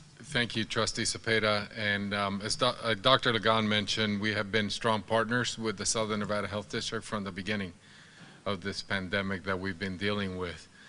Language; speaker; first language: English; non-native, fluent; Spanish